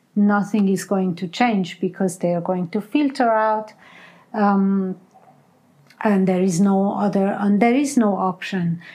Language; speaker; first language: English; non-native, fluent; Persian